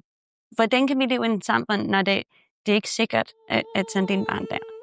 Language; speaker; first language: Danish; non-native, fluent; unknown